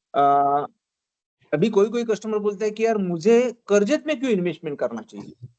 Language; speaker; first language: Hindi; non-native, local second language; Marathi